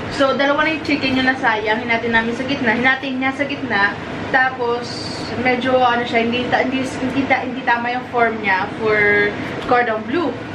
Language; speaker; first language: Filipino; native; Filipino